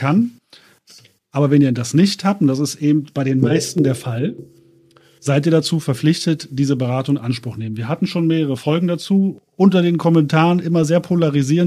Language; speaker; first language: German; native; German